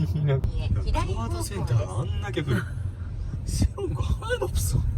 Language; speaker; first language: Korean; non-native, fluent; Japanese